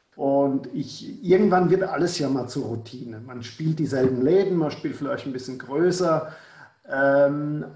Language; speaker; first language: German; native; German